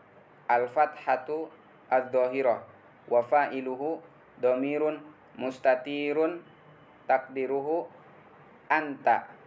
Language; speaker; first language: Arabic; non-native, fluent; Indonesian